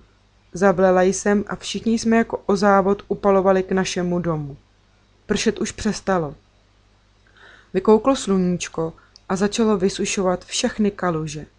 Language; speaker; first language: Czech; native; Czech